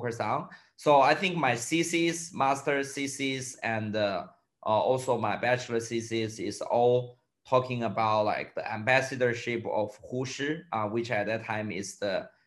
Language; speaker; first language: English; non-native, fluent; Chinese